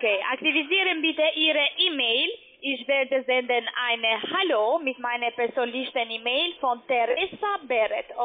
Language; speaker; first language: German; non-native, learner; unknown